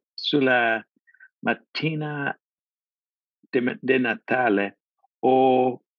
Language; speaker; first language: Italian; non-native, learner; English